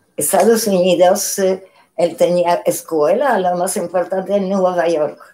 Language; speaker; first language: Spanish; non-native, learner; Polish